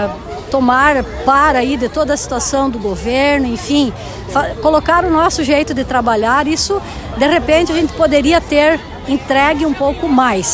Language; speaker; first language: Portuguese; native; Portuguese